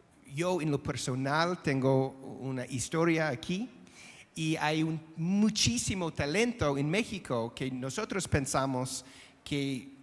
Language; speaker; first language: Spanish; non-native, fluent; English